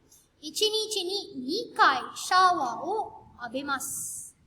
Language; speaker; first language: Japanese; non-native, fluent; Filipino